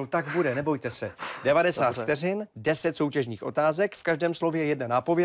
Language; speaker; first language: Czech; native; Czech